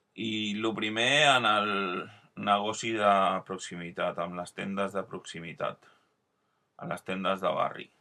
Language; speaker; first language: Catalan; non-native, local second language; Spanish